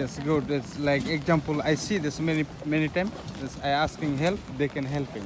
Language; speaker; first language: English; non-native, learner; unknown